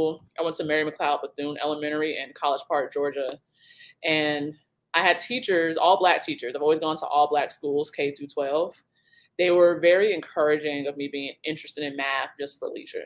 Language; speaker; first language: English; native; English